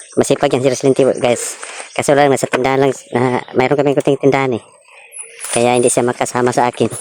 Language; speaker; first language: Filipino; non-native, local second language; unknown